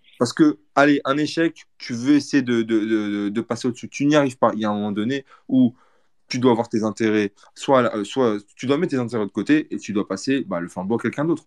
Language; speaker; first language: French; early bilingual, other home language; Portuguese